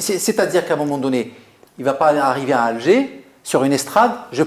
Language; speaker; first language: French; non-native, local second language; Arabic